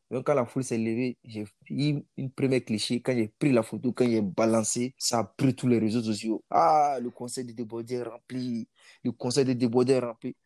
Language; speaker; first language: French; non-native, local second language; Mossi